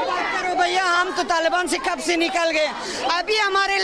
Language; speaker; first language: Hindi; non-native, learner; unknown